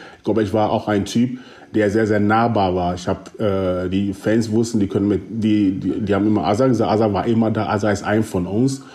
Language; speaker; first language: German; early bilingual, other home language; Akan